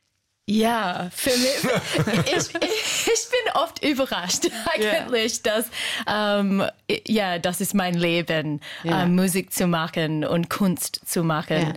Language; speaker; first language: German; non-native, learner; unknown